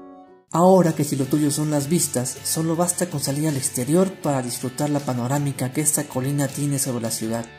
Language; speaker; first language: Spanish; native; Spanish